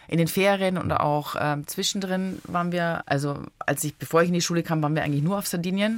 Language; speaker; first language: German; early bilingual, other home language; Italian